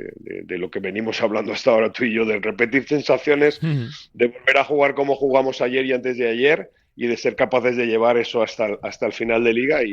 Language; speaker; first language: Spanish; native; Spanish